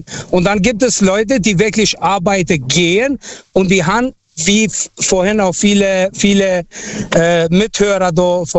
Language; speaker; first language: German; non-native, fluent; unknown